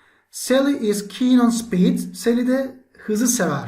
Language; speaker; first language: English; non-native, fluent; Turkish